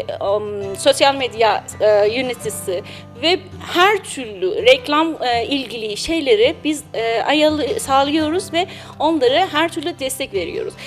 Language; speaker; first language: Turkish; non-native, learner; Persian